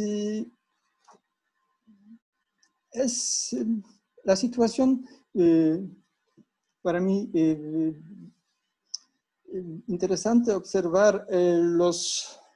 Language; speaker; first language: Spanish; non-native, fluent; Polish